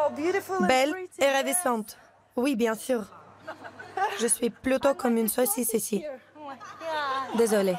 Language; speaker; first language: French; non-native, fluent; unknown